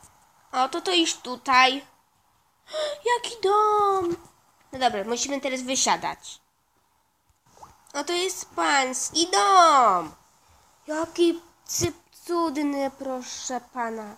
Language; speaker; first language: Polish; non-native, learner; Russian